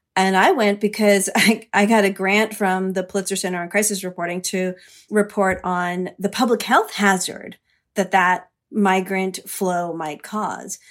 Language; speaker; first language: English; early bilingual, other home language; Hindi